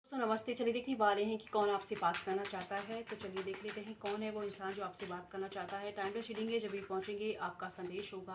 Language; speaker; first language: Hindi; native; Hindi